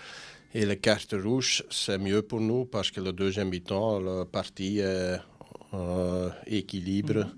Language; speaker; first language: French; non-native, learner; Dutch